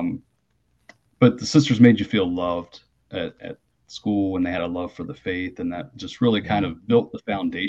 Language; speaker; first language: English; native; English